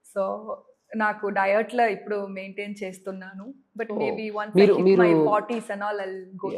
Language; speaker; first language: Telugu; non-native, local second language; Tamil